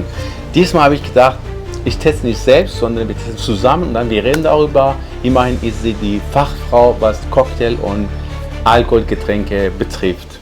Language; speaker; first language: German; non-native, fluent; Persian